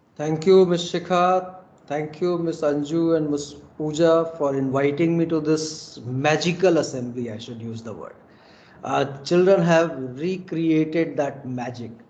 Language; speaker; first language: English; non-native, local second language; Hindi